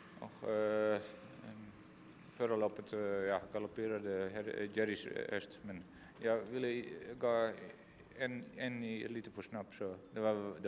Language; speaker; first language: Swedish; non-native, learner; Dutch